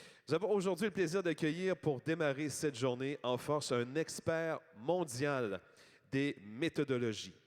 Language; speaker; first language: French; native; French